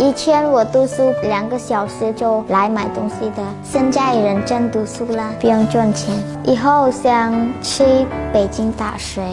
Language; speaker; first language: Chinese; non-native, learner; Khmer